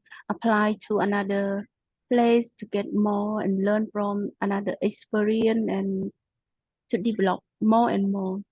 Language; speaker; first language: English; non-native, local second language; Khmer